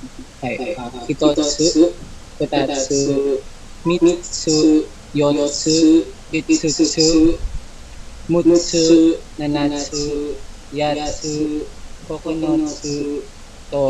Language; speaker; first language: Japanese; non-native, learner; Filipino